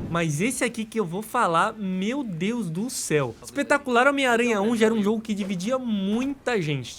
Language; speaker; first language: Portuguese; native; Portuguese